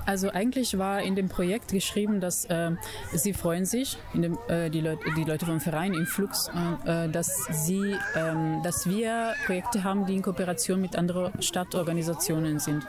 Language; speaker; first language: German; non-native, fluent; Italian